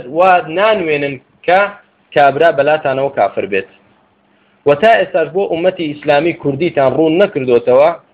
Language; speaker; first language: Central Kurdish; native; Central Kurdish